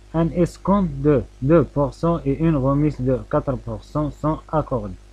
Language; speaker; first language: French; non-native, local second language; Arabic